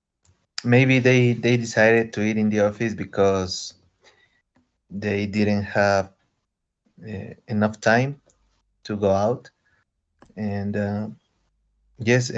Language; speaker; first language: English; non-native, learner; Spanish